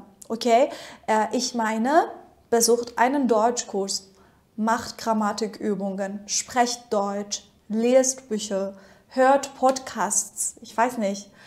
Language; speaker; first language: German; non-native, fluent; Persian